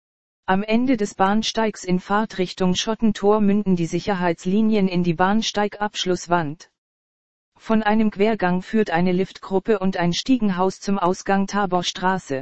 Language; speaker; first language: German; native; German